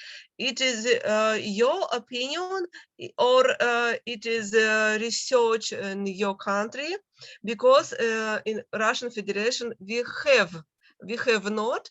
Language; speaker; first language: English; non-native, learner; Russian